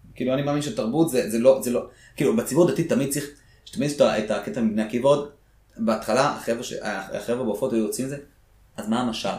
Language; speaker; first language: Hebrew; early bilingual, other home language; Russian